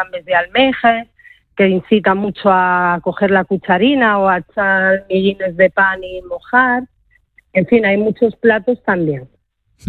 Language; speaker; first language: Spanish; native; Spanish